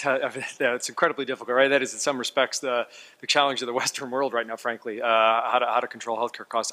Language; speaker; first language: English; native; English